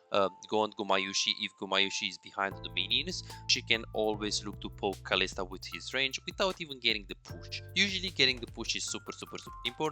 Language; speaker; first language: English; non-native, fluent; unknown